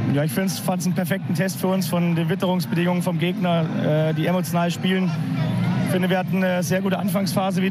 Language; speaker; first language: German; native; German